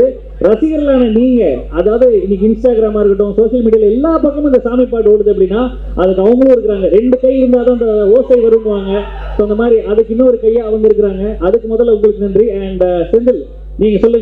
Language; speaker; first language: Tamil; native; Tamil